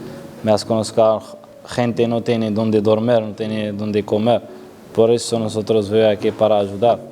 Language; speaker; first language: Spanish; non-native, learner; Arabic